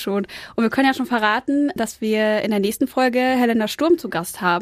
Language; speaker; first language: German; native; German